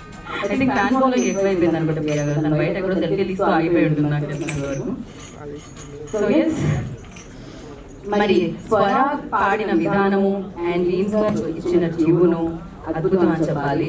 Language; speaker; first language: Telugu; native; Telugu